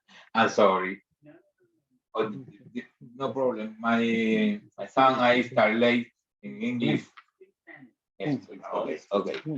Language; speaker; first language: English; non-native, learner; Spanish